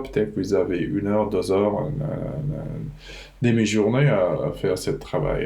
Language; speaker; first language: French; non-native, fluent; English